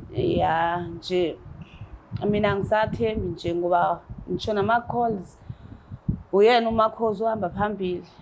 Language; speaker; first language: Zulu; non-native, local second language; Xhosa